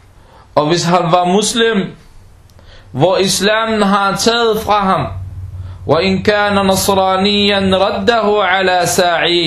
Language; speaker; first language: Danish; early bilingual, other home language; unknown